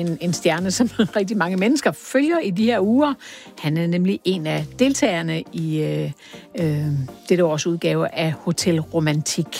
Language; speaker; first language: Danish; native; Danish